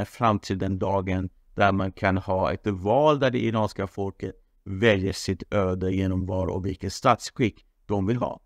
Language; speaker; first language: Swedish; non-native, fluent; Persian